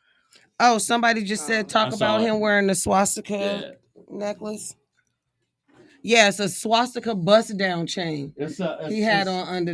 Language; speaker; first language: English; native; English